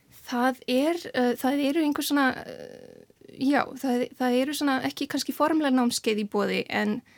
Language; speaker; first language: Icelandic; non-native, fluent; Serbian